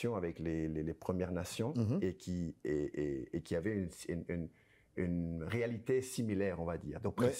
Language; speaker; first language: French; non-native, fluent; Spanish